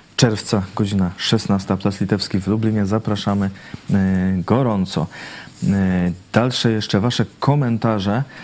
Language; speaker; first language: Polish; native; Polish